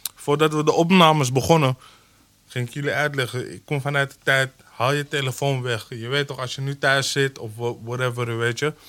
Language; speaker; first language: Dutch; early bilingual, other home language; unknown